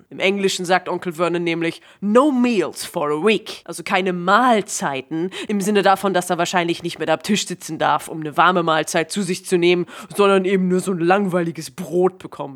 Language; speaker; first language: German; native; German